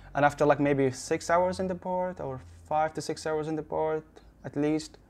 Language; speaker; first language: English; non-native, learner; Arabic